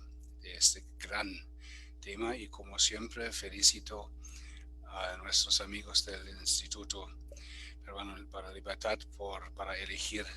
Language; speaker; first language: Spanish; non-native, fluent; German